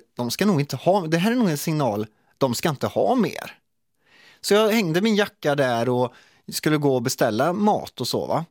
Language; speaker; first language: Swedish; native; Swedish